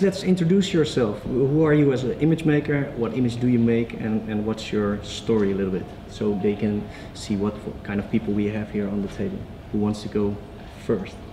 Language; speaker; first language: English; non-native, fluent; Dutch